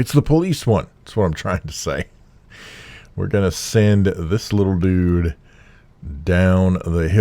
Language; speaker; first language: English; native; English